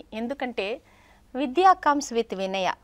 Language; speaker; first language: Telugu; non-native, local second language; Tamil